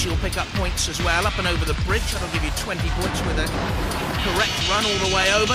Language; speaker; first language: English; native; English